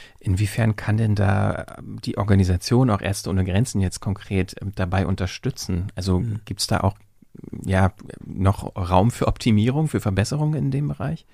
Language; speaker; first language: German; native; German